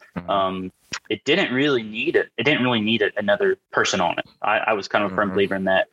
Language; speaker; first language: English; native; English